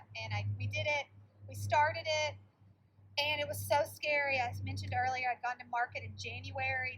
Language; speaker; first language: English; native; English